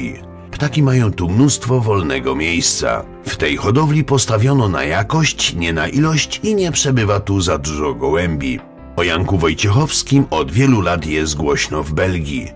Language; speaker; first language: Polish; native; Polish